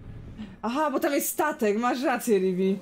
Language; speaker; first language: Polish; native; Polish